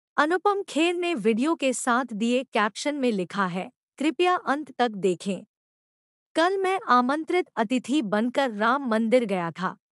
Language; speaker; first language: Hindi; native; Hindi